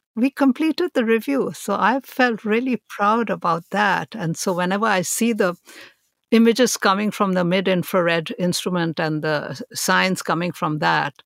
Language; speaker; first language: English; non-native, local second language; Hindi